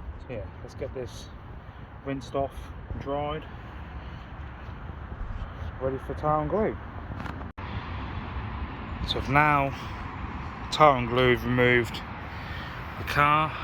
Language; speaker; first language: English; native; English